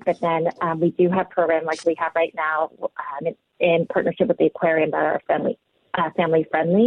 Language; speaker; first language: English; native; English